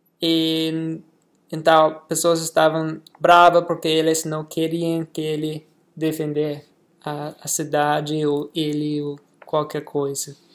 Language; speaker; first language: Portuguese; non-native, learner; English